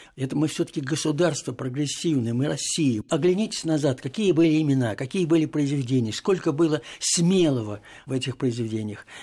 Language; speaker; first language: Russian; native; Russian